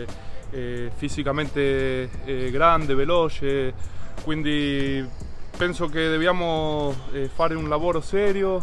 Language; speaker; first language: Italian; non-native, fluent; Spanish